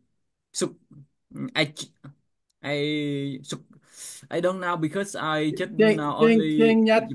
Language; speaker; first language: English; non-native, learner; Vietnamese